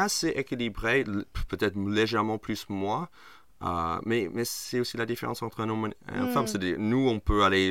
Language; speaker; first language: French; non-native, fluent; English